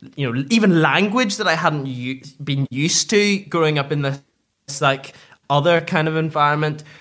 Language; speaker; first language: English; native; English